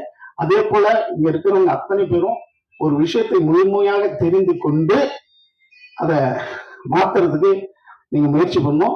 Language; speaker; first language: Tamil; native; Tamil